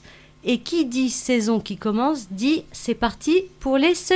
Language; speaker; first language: French; native; French